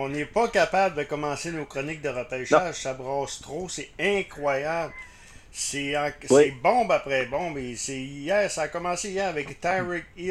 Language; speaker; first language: French; native; French